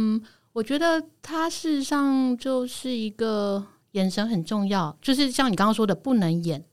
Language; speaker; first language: Chinese; native; Chinese